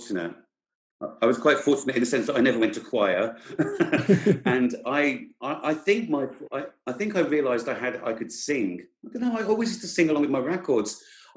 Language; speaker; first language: English; native; English